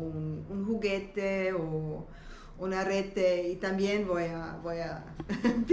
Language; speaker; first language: Spanish; non-native, learner; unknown